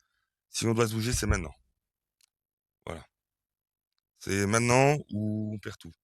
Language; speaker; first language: French; native; French